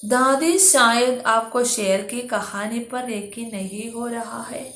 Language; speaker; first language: Hindi; non-native, local second language; Malayalam